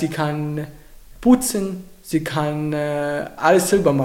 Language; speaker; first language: German; non-native, learner; Arabic